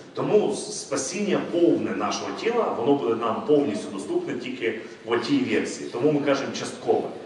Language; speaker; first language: Ukrainian; non-native, local second language; Russian